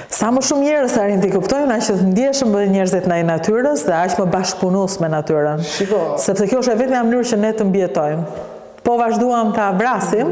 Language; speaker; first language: Albanian; native; Albanian